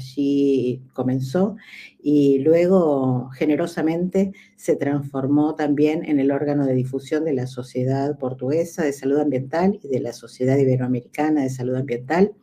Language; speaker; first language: Spanish; native; Spanish